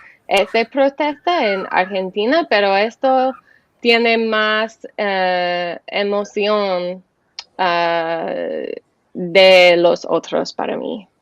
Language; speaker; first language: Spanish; non-native, learner; English